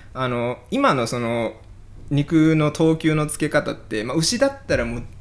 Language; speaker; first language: Japanese; native; Japanese